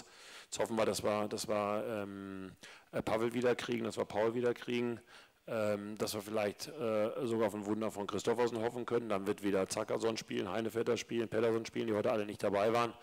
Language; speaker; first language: German; native; German